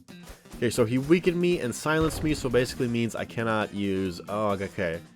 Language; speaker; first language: English; native; English